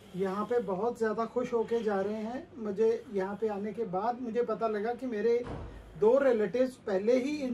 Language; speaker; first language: Hindi; native; Hindi